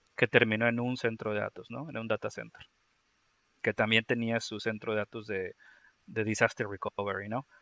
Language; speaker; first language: Spanish; native; Spanish